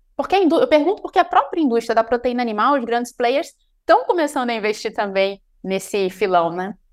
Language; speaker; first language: Portuguese; native; Portuguese